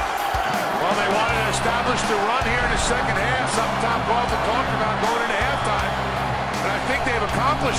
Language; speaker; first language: English; native; English